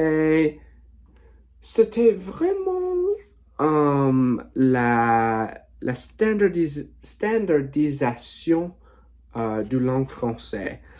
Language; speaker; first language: French; non-native, learner; English